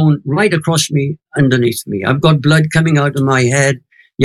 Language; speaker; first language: English; native; English